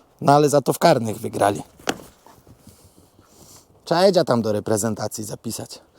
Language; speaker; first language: Polish; native; Polish